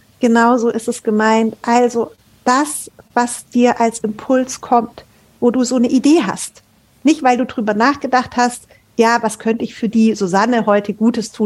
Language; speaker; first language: German; native; German